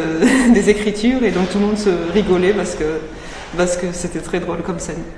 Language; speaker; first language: French; non-native, fluent; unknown